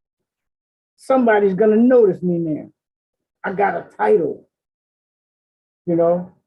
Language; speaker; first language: English; native; English